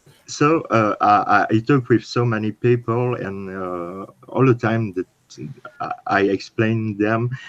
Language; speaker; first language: English; non-native, learner; French